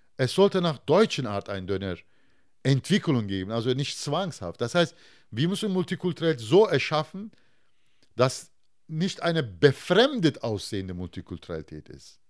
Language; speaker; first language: German; non-native, fluent; Turkish